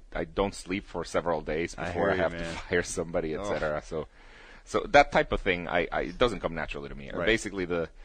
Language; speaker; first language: English; early bilingual, other home language; Spanish